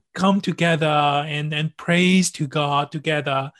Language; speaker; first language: English; non-native, local second language; Cantonese